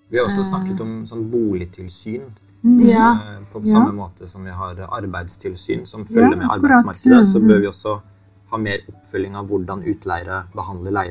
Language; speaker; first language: Norwegian; native; Norwegian